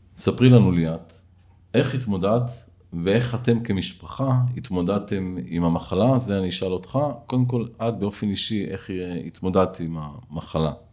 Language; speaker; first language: Hebrew; native; Hebrew